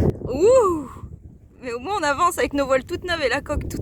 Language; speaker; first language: French; native; French